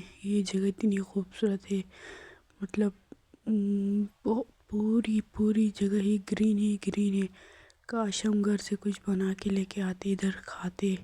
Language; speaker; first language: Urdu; non-native, local second language; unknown